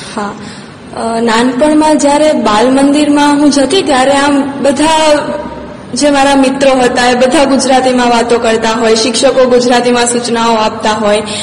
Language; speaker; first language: Gujarati; non-native, local second language; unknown